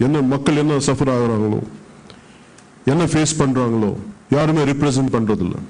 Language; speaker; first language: Tamil; non-native, local second language; Telugu